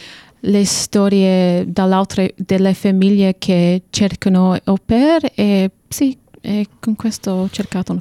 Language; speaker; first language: Italian; non-native, fluent; English